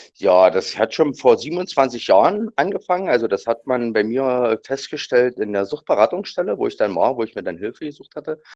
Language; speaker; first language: German; native; German